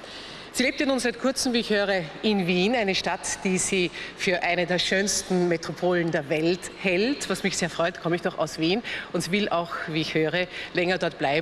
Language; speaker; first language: German; native; German